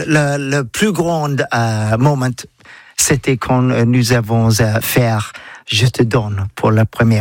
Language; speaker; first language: French; non-native, learner; English